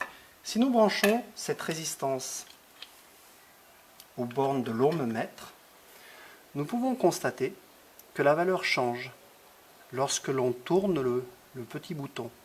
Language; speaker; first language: French; native; French